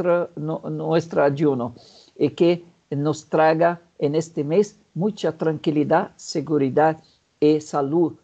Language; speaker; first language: Spanish; non-native, fluent; Portuguese